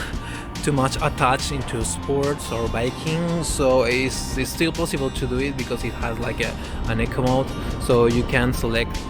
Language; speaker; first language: English; non-native, fluent; Spanish